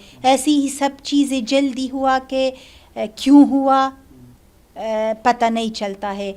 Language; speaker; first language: Hindi; non-native, learner; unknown